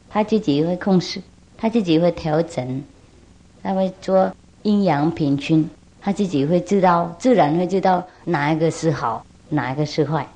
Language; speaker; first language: Chinese; non-native, fluent; Vietnamese